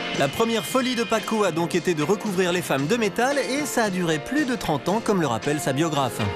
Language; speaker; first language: French; native; French